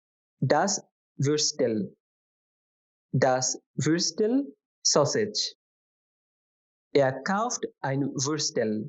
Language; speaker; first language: German; non-native, fluent; Bangla